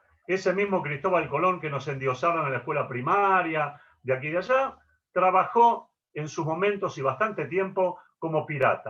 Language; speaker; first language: Spanish; native; Spanish